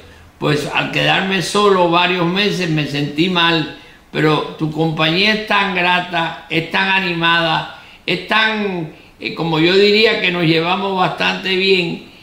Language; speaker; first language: Spanish; native; Spanish